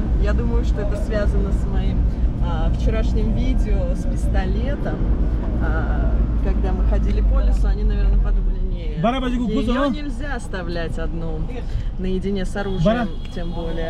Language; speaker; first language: Russian; native; Russian